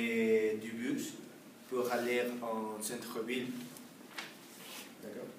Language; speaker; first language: French; non-native, learner; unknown